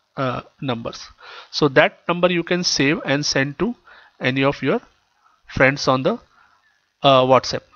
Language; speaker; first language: English; non-native, local second language; Kannada